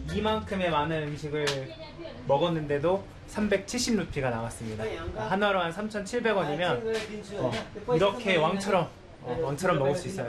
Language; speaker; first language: Korean; native; Korean